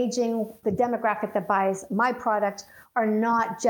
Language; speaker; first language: English; native; English